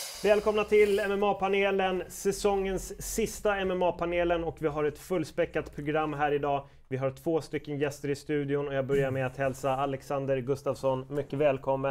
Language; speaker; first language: Swedish; native; Swedish